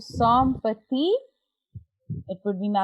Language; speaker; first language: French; non-native, fluent; Hindi